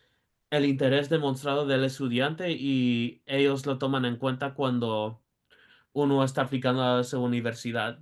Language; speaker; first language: Spanish; early bilingual, heritage; Spanish